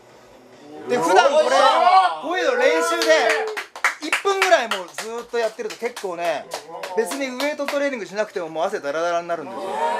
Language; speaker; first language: Japanese; native; Japanese